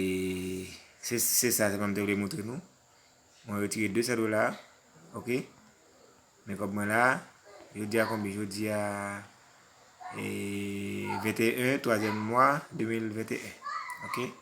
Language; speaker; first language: French; non-native, learner; Haitian Creole